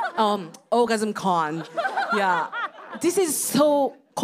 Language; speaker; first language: English; non-native, learner; Japanese